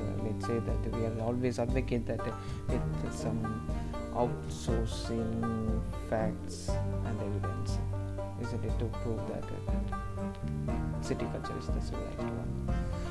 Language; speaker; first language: English; non-native, local second language; Tamil